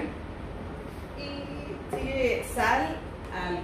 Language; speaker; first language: Spanish; native; Spanish